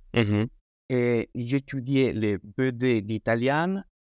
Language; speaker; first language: French; non-native, fluent; Spanish